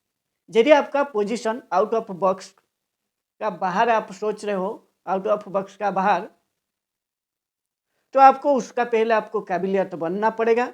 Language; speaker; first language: Hindi; non-native, local second language; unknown